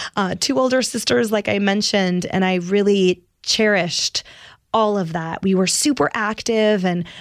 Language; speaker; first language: English; native; English